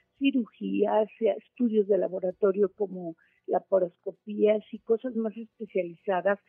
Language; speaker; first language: Spanish; native; Spanish